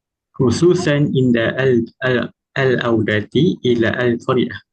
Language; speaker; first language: Arabic; non-native, learner; Malay